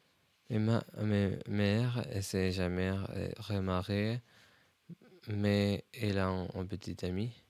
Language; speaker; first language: French; non-native, learner; English